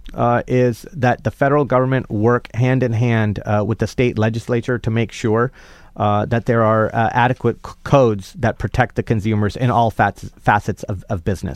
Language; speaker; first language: English; native; English